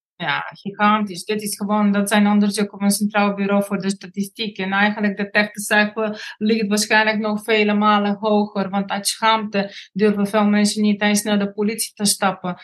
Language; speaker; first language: Dutch; non-native, fluent; Bulgarian